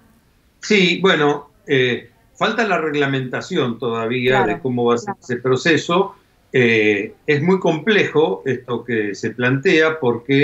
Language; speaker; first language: Spanish; native; Spanish